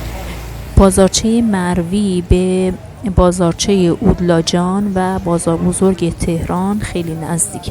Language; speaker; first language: Persian; native; Persian